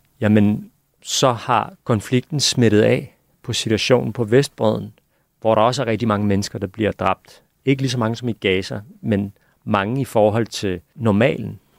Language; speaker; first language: Danish; early bilingual, other home language; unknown